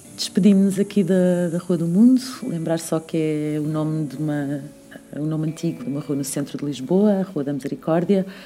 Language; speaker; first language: Portuguese; native; Portuguese